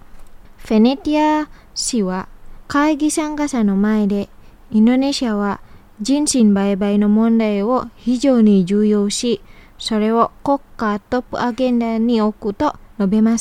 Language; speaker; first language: Japanese; non-native, fluent; Indonesian